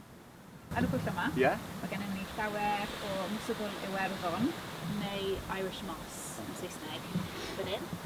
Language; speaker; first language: Welsh; non-native, local second language; English